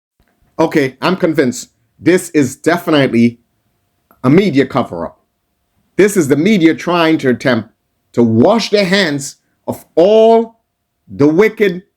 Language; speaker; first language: English; native; English